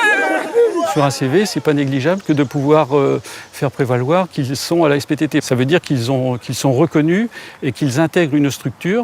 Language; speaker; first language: French; native; French